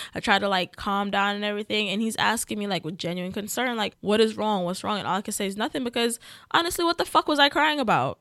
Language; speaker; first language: English; native; English